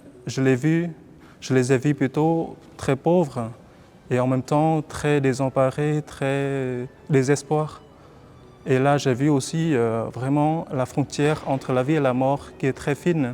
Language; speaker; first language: French; non-native, fluent; Vietnamese